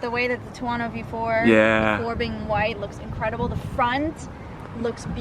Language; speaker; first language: English; native; English